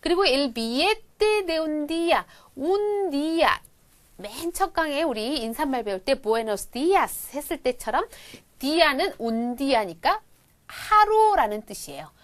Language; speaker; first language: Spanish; non-native, fluent; Korean